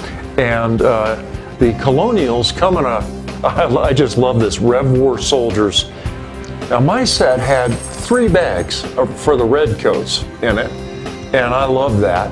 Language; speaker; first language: English; native; English